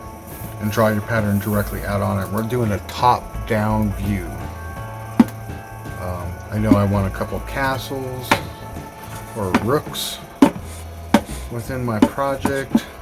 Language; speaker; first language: English; native; English